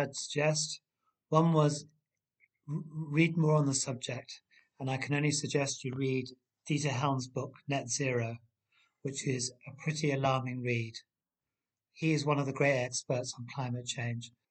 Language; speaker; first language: English; native; English